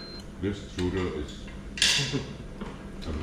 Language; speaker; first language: English; non-native, fluent; German